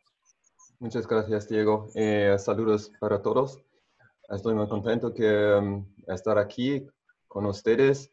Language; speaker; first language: Spanish; non-native, fluent; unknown